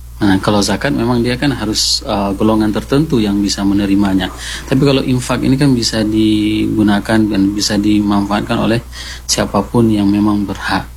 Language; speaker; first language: Indonesian; non-native, local second language; Achinese